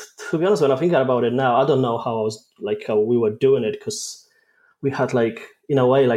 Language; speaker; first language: English; non-native, fluent; Polish